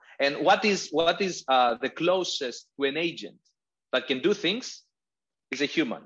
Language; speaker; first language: English; non-native, fluent; Greek